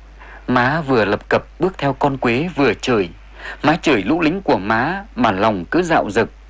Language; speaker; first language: Vietnamese; native; Vietnamese